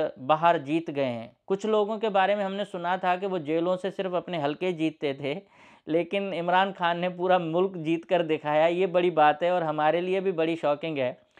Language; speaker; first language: Urdu; non-native, local second language; Sindhi